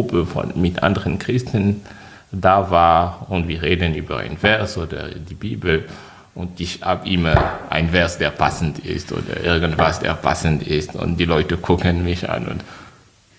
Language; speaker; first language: German; non-native, fluent; French